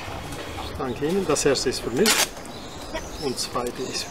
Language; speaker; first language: German; non-native, fluent; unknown